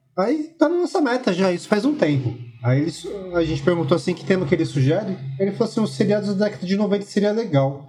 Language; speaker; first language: Portuguese; native; Portuguese